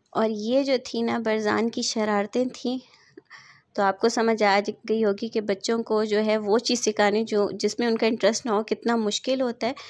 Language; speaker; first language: Urdu; native; Urdu